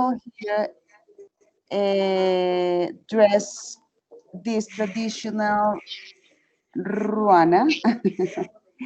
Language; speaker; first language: English; non-native, fluent; Spanish